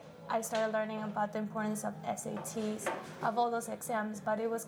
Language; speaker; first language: English; early bilingual, other home language; Spanish